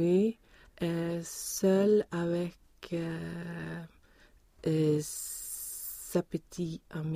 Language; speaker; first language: French; non-native, learner; Swedish